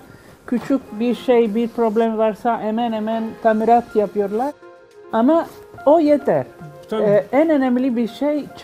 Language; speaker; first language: Turkish; non-native, learner; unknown